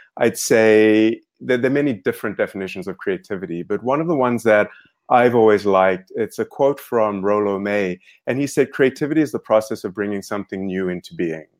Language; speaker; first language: English; native; English